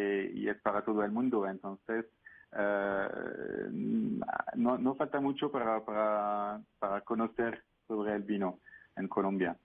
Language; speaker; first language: Spanish; non-native, fluent; French